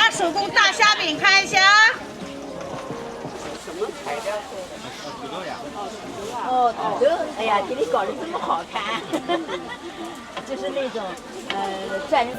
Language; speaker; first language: Chinese; non-native, fluent; Thai